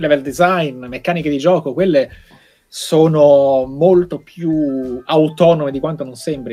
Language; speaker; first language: Italian; native; Italian